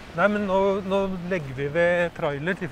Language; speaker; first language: Norwegian; native; Norwegian